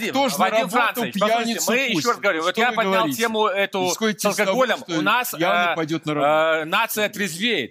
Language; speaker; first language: Russian; native; Russian